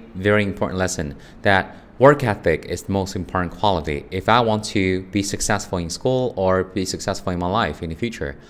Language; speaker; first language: English; non-native, fluent; Chinese